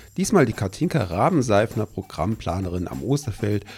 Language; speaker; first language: German; native; German